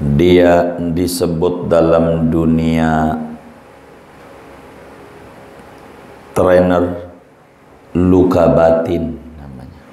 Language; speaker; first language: Indonesian; native; Indonesian